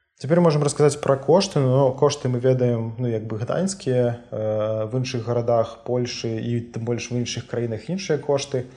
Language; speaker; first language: Belarusian; native; Belarusian